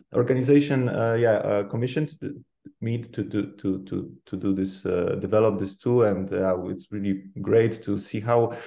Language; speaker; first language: English; non-native, fluent; Polish